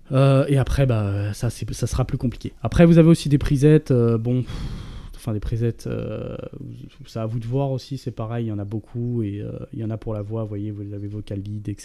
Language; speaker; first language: French; native; French